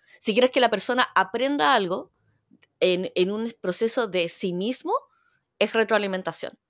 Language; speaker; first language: Spanish; early bilingual, other home language; Korean